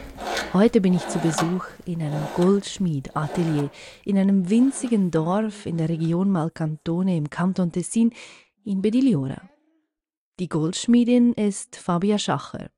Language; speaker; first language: German; native; German